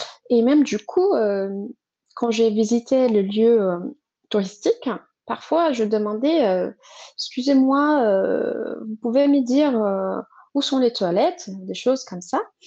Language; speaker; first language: French; non-native, fluent; Portuguese